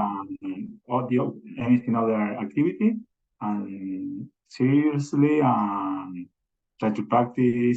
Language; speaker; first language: English; non-native, learner; Spanish